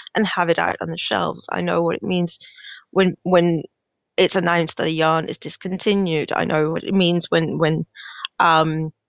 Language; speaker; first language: English; non-native, fluent; Danish